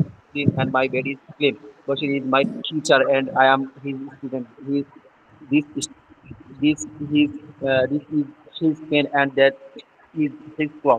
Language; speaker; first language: English; non-native, learner; Bangla